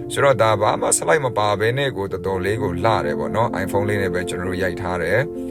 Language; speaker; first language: Burmese; non-native, local second language; Kachin